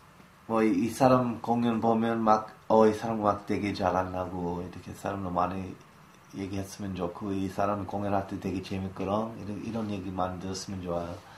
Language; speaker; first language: Korean; early bilingual, heritage; English